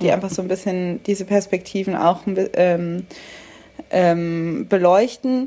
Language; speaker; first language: German; native; German